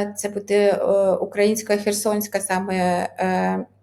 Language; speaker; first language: Ukrainian; native; Ukrainian